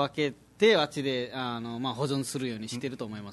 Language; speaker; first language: Japanese; non-native, fluent; Nepali